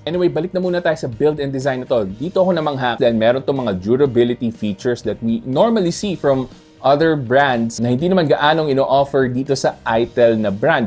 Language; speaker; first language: Filipino; native; Filipino